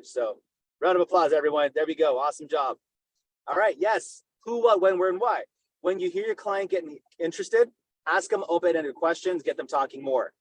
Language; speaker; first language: English; native; English